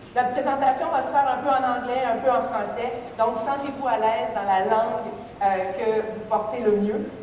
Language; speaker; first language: French; native; French